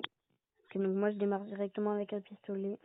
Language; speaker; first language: French; native; French